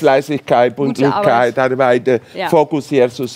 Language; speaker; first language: German; non-native, fluent; Spanish